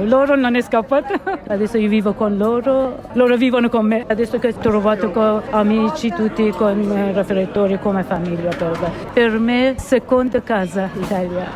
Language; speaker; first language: Italian; non-native, learner; Persian